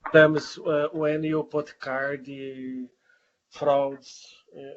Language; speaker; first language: English; non-native, learner; Portuguese